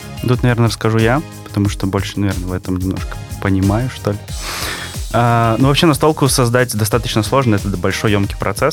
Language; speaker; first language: Russian; native; Russian